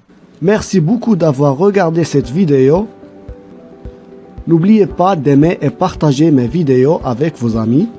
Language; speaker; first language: French; non-native, local second language; Arabic